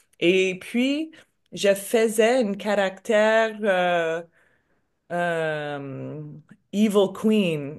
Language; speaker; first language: French; non-native, learner; English